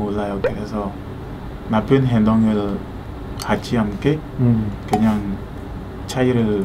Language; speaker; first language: Korean; non-native, learner; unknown